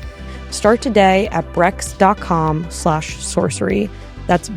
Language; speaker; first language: English; native; English